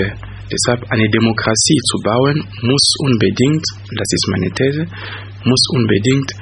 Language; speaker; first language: German; non-native, fluent; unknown